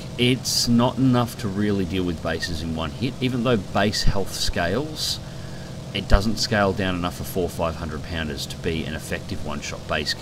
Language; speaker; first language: English; native; English